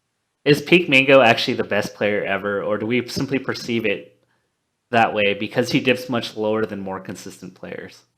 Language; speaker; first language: English; native; English